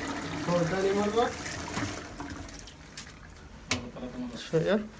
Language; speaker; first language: Arabic; non-native, learner; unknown